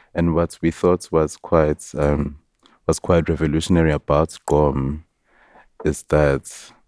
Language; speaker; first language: English; non-native, local second language; Zulu